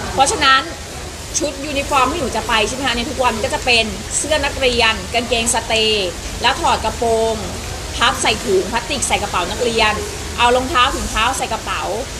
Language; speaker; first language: Thai; native; Thai